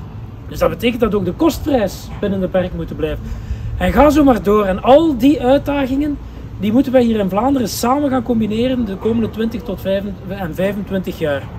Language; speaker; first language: Dutch; native; Dutch